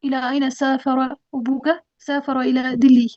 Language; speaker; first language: Arabic; non-native, learner; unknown